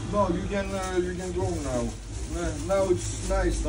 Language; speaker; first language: English; non-native, learner; Greek